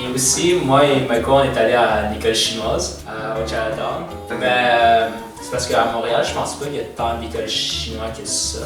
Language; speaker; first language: French; early bilingual, other home language; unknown